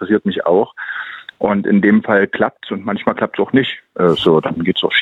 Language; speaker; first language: German; native; German